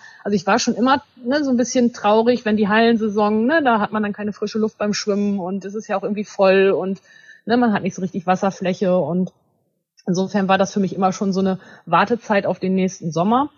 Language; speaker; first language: German; native; German